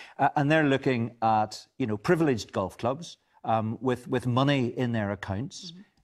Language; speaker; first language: English; native; English